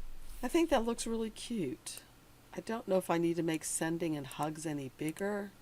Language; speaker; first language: English; native; English